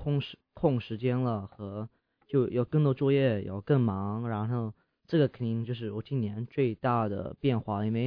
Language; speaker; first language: Chinese; early bilingual, heritage; English